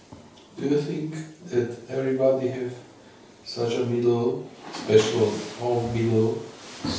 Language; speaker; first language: English; non-native, learner; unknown